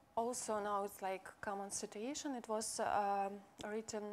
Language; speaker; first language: English; non-native, fluent; Russian